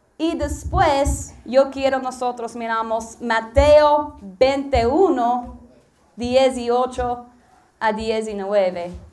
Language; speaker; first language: Spanish; non-native, learner; English